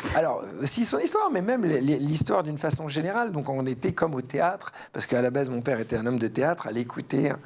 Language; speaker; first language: French; early bilingual, other home language; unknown